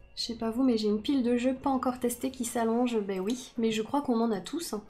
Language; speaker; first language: French; native; French